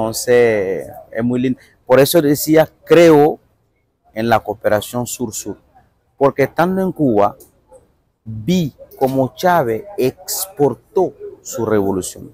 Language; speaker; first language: Spanish; non-native, fluent; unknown